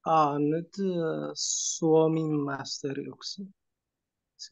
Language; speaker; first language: Finnish; non-native, learner; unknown